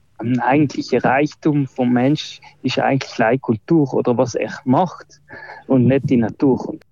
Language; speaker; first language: German; non-native, local second language; Ladin